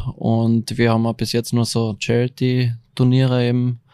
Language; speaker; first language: German; native; German